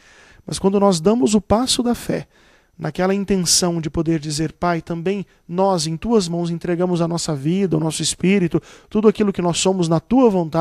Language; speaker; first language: Portuguese; native; Portuguese